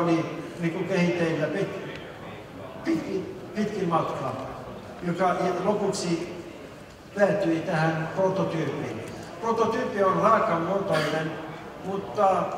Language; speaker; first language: Finnish; non-native, fluent; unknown